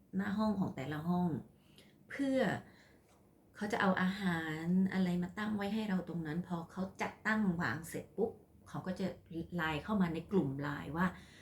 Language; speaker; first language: Thai; non-native, local second language; Khmer